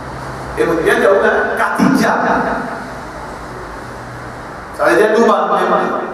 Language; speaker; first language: French; non-native, local second language; Morisyen